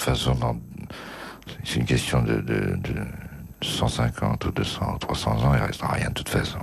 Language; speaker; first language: French; native; French